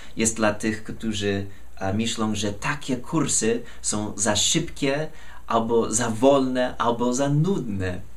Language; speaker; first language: Polish; non-native, fluent; English